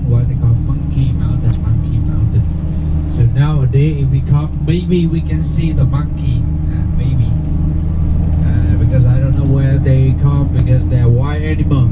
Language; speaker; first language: English; non-native, local second language; Vietnamese